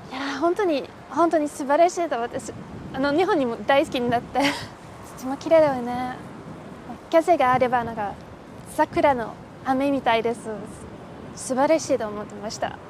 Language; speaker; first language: Japanese; non-native, fluent; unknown